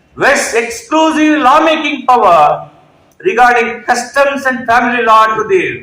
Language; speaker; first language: English; non-native, local second language; Kannada